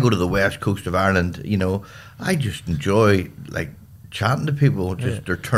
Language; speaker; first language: English; native; English